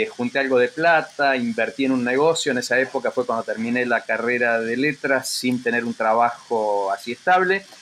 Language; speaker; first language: Spanish; native; Spanish